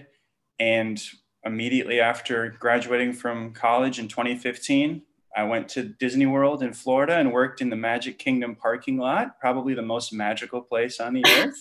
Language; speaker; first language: English; native; English